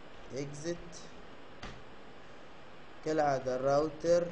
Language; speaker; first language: Arabic; native; Arabic